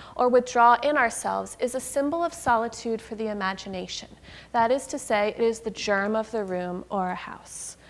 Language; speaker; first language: English; native; English